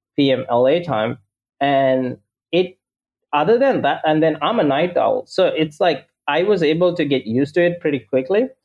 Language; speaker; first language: English; non-native, local second language; Sinhala